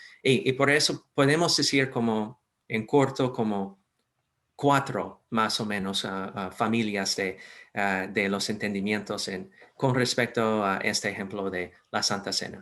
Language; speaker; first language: Spanish; non-native, fluent; English